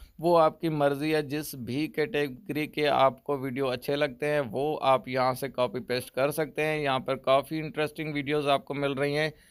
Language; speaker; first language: Urdu; native; Urdu